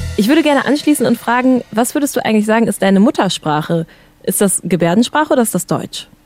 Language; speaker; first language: German; native; German